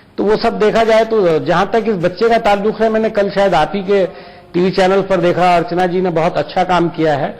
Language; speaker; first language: Hindi; native; Hindi